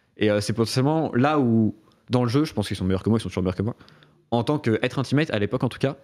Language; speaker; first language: French; native; French